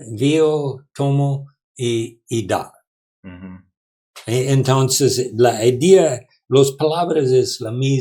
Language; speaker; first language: Spanish; non-native, learner; English